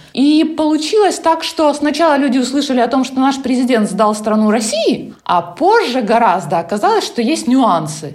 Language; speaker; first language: Russian; non-native, local second language; Ukrainian